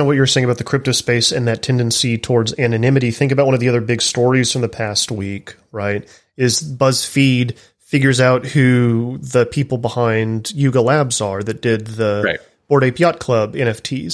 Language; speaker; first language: English; native; English